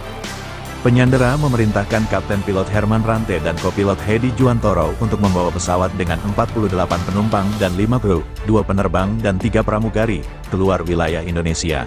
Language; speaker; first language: Indonesian; native; Indonesian